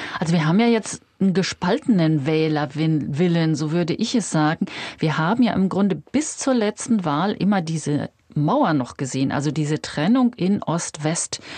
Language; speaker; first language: German; native; German